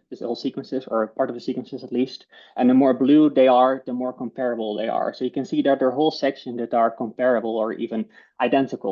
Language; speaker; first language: English; non-native, fluent; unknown